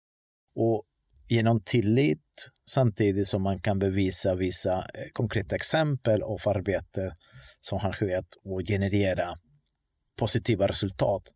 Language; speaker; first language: Swedish; non-native, fluent; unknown